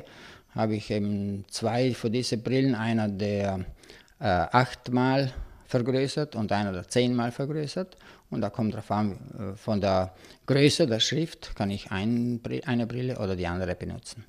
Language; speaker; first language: German; non-native, local second language; Italian